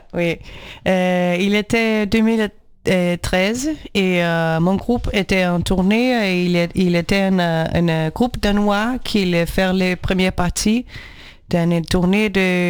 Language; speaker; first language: French; non-native, learner; Portuguese